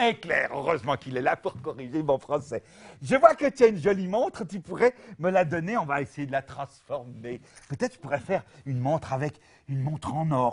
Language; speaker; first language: French; native; French